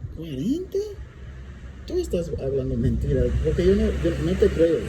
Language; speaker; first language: Spanish; non-native, learner; English